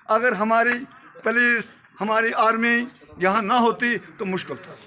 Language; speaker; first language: Hindi; native; Hindi